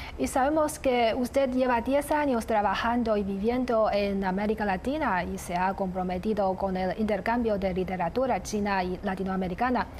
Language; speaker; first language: Spanish; non-native, fluent; Chinese